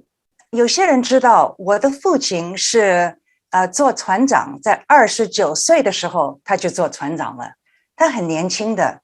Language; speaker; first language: Chinese; early bilingual, heritage; Chinese